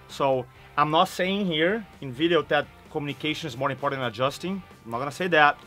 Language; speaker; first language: English; non-native, fluent; Portuguese